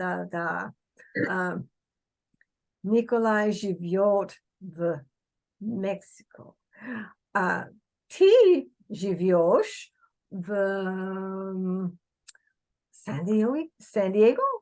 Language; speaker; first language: Russian; non-native, fluent; English